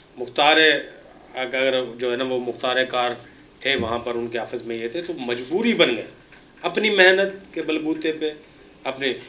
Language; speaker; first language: Urdu; native; Urdu